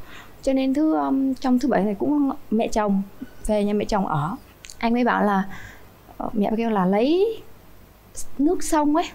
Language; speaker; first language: Vietnamese; native; Vietnamese